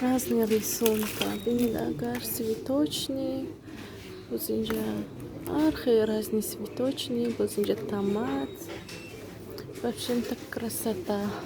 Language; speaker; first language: Russian; non-native, local second language; Tajik